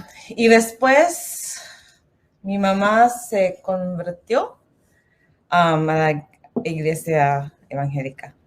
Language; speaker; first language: Spanish; non-native, learner; English